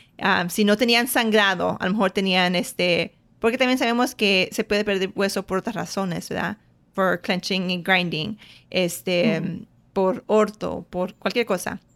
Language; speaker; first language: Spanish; early bilingual, heritage; Spanish